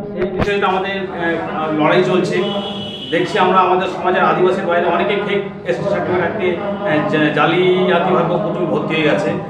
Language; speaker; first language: Bangla; non-native, local second language; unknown